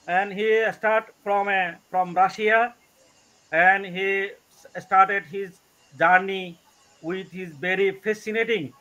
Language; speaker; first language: English; non-native, learner; Bangla